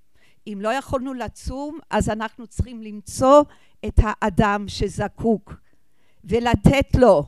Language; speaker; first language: Hebrew; non-native, fluent; English